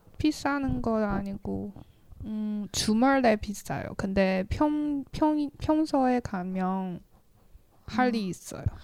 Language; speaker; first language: Korean; non-native, learner; Chinese